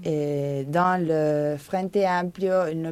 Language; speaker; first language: French; non-native, fluent; Spanish